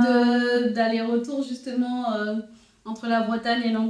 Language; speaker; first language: French; native; French